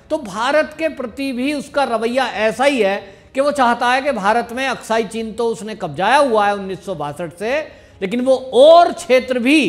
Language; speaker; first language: Hindi; native; Hindi